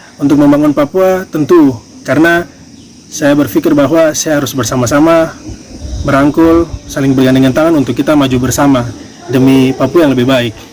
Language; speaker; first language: Indonesian; native; Indonesian